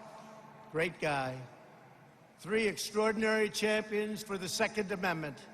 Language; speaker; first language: English; native; English